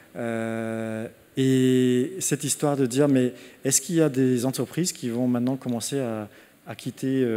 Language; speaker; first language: French; non-native, fluent; Danish